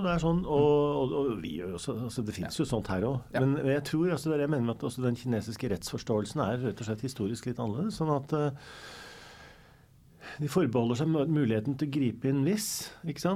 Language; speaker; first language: Norwegian; native; Norwegian